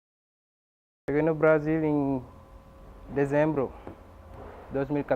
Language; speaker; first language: Portuguese; non-native, learner; French